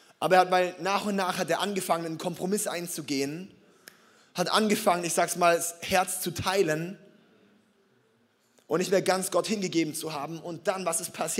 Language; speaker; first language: German; native; German